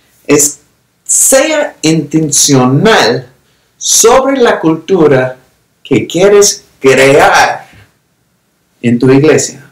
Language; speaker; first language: Spanish; non-native, fluent; English